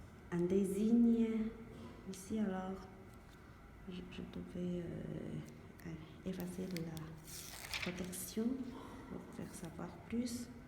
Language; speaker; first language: French; non-native, learner; Chinese